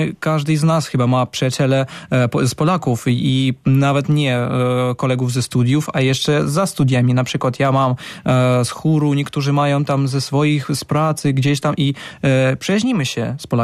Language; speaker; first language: Polish; non-native, fluent; Ukrainian